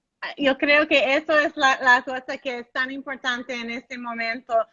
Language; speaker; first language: Spanish; non-native, learner; English